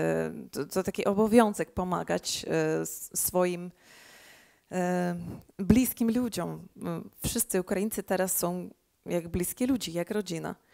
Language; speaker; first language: Polish; early bilingual, heritage; Polish